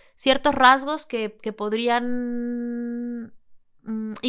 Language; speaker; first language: Spanish; native; Spanish